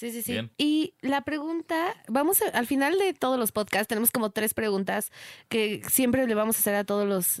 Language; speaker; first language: Spanish; native; Spanish